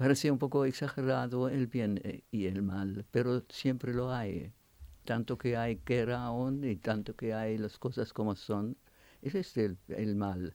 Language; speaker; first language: Spanish; non-native, fluent; French